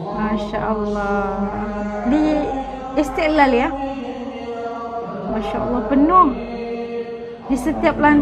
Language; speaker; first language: Indonesian; native; Indonesian